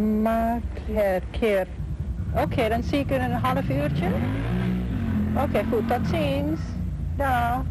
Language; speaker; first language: Dutch; early bilingual, heritage; Dutch